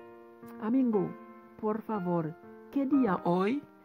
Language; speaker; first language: Spanish; non-native, local second language; Haitian Creole